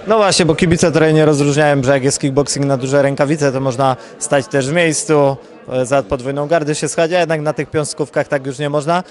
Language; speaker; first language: Polish; native; Polish